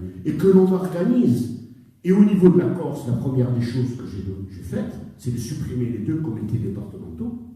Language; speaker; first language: French; native; French